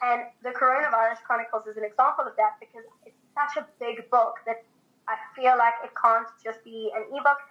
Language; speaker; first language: English; native; English